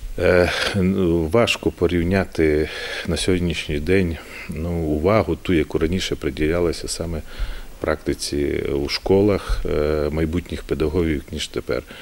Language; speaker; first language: Ukrainian; native; Ukrainian